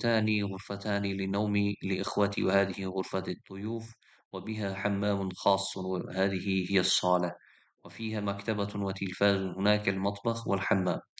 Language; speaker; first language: Arabic; non-native, fluent; Uzbek